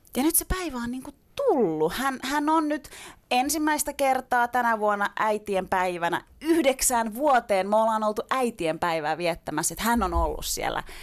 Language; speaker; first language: Finnish; early bilingual, other home language; Turkish